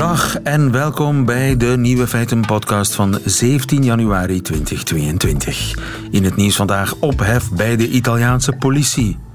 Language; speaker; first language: Dutch; native; Dutch